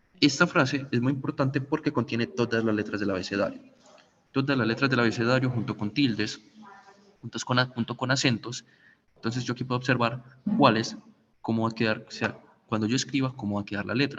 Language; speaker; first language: Spanish; native; Spanish